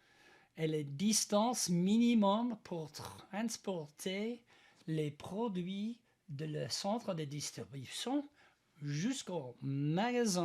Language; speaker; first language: French; non-native, learner; English